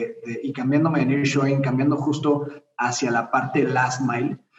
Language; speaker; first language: Spanish; native; Spanish